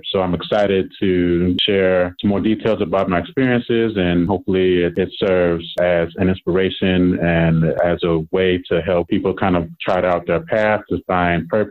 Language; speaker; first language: English; native; English